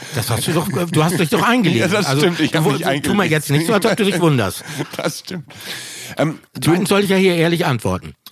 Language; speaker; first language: German; native; German